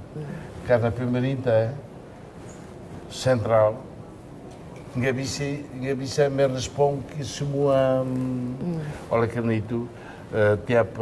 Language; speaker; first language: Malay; non-native, fluent; Tetum